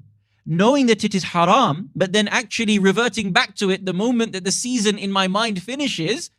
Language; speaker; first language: English; native; English